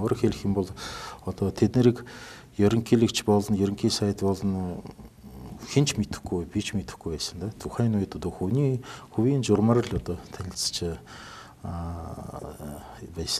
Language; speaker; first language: Mongolian; non-native, fluent; Russian